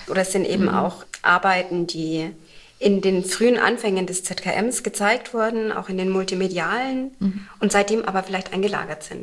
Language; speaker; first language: German; native; German